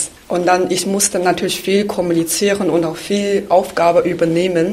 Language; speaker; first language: German; non-native, fluent; Chinese